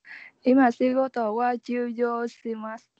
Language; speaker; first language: Japanese; non-native, learner; Vietnamese